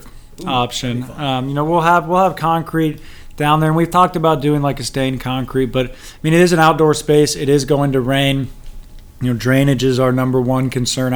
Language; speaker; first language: English; native; English